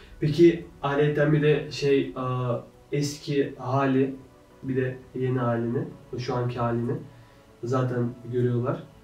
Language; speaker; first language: Turkish; early bilingual, heritage; Turkish